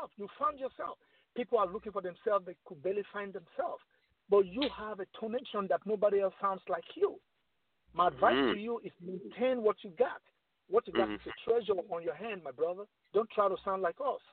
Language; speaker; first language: English; non-native, local second language; Yoruba